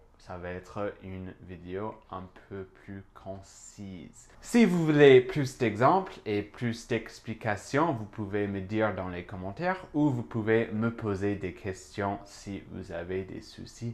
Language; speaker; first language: French; non-native, fluent; English